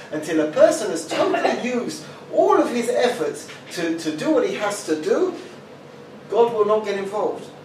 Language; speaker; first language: English; native; English